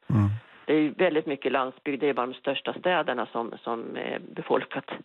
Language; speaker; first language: Swedish; native; Swedish